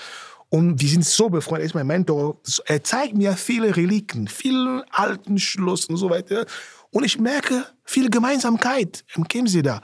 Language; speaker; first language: German; non-native, fluent; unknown